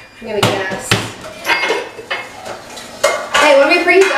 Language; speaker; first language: English; native; English